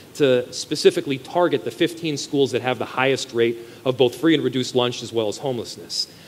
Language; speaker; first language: English; native; English